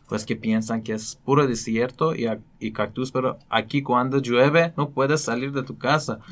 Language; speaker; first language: Spanish; non-native, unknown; Persian